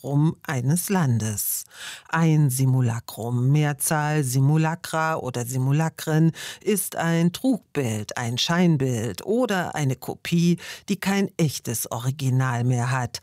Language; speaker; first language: German; native; German